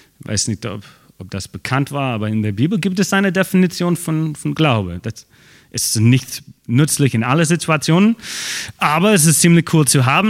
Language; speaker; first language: German; non-native, fluent; English